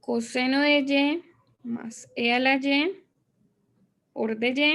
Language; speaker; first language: Spanish; native; Spanish